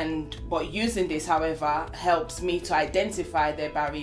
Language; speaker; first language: English; native; English